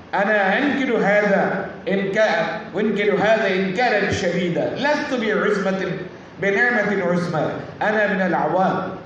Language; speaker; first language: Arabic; non-native, learner; Bangla